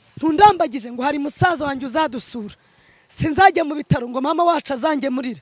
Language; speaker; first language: Kinyarwanda; early bilingual, other home language; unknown